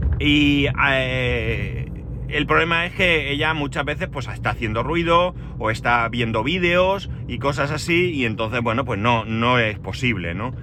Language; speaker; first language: Spanish; native; Spanish